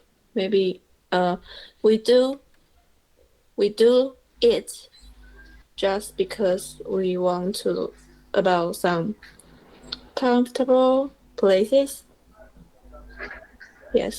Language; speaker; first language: English; non-native, learner; Chinese